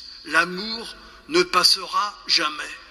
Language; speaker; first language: French; native; French